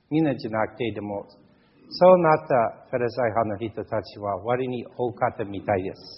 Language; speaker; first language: Japanese; non-native, fluent; English